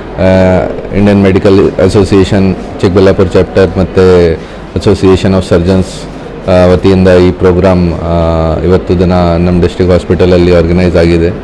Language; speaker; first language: Kannada; non-native, fluent; Hindi